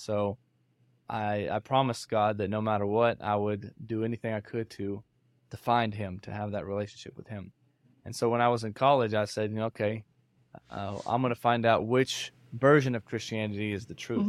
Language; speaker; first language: English; native; English